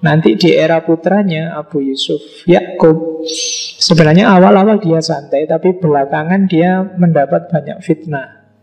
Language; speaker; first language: Indonesian; native; Indonesian